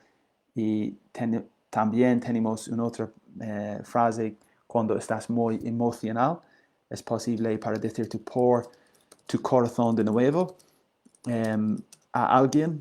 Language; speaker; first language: Spanish; non-native, learner; English